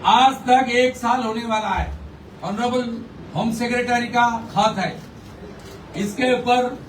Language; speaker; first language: Hindi; non-native, local second language; Bangla